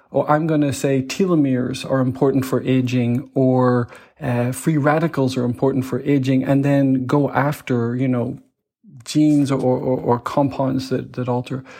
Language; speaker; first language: English; native; English